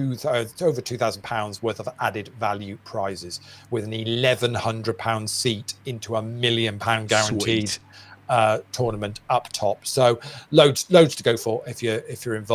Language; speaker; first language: English; native; English